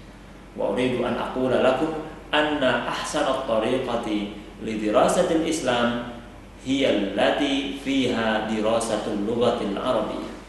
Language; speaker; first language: Arabic; non-native, fluent; Indonesian